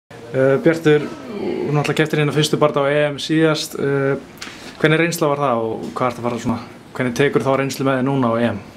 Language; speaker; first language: Icelandic; native; Icelandic